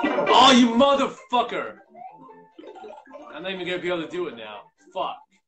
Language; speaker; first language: English; native; English